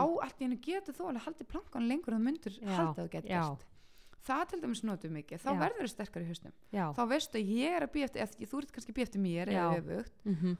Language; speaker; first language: Icelandic; early bilingual, heritage; Icelandic